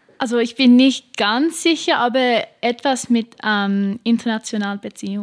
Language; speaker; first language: German; non-native, learner; English